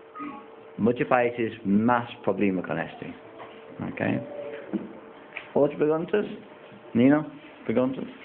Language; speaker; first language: Spanish; non-native, learner; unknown